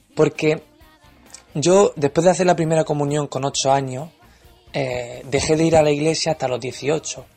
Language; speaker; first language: Spanish; native; Spanish